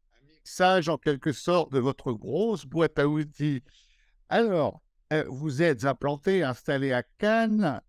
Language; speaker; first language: French; native; French